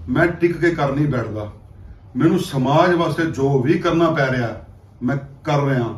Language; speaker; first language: Hindi; non-native, local second language; Punjabi